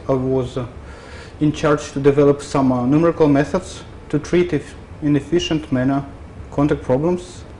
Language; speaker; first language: English; non-native, fluent; Russian